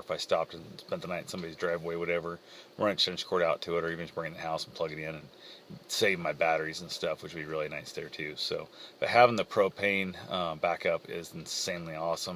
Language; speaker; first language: English; native; English